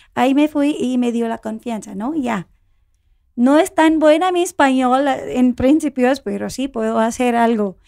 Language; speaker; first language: Spanish; non-native, fluent; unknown